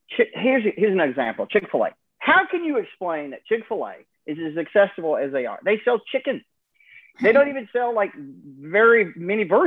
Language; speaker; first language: English; native; English